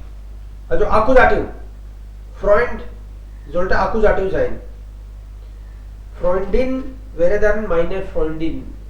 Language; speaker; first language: German; non-native, fluent; Hindi